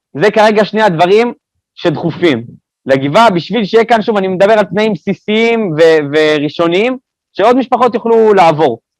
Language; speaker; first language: Hebrew; native; Hebrew